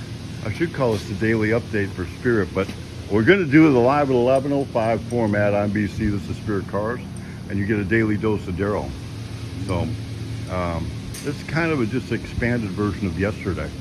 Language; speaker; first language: English; native; English